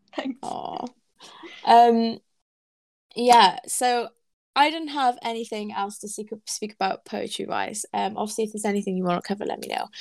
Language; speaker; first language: English; native; English